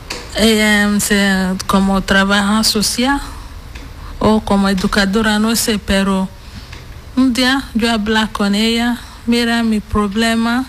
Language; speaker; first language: Spanish; non-native, learner; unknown